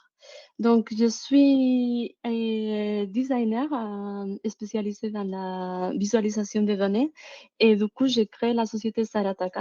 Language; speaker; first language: French; non-native, fluent; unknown